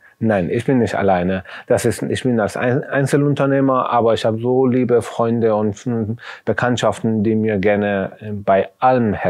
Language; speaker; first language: German; non-native, fluent; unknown